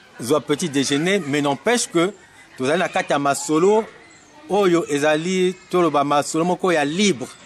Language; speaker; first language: Lingala; native; Lingala